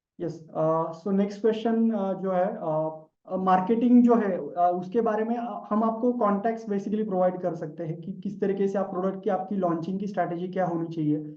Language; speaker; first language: Hindi; non-native, local second language; Marathi